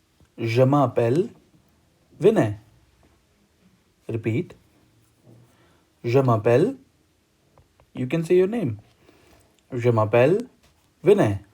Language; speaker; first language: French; non-native, learner; Hindi